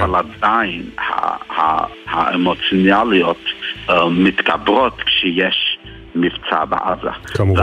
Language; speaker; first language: Hebrew; non-native, fluent; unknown